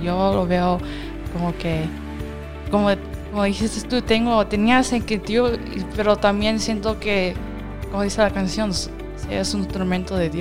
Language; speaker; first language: Spanish; early bilingual, heritage; Spanish